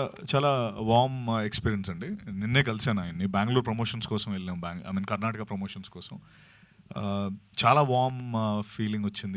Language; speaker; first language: Telugu; native; Telugu